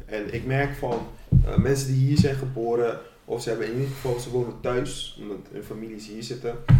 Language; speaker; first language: Dutch; non-native, local second language; Papiamento